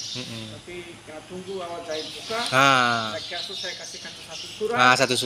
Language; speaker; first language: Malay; non-native, learner; Bangla